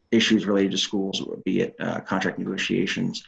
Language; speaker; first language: English; native; English